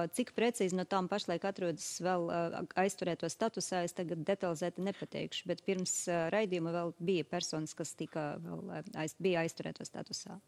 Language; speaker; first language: Latvian; native; Latvian